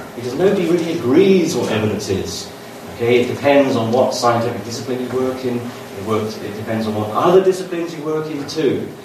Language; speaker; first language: English; native; English